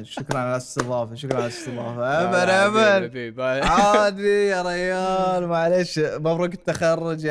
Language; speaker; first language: Arabic; native; Arabic